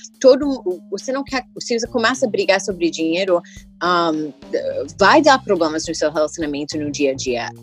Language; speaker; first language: Portuguese; early bilingual, heritage; English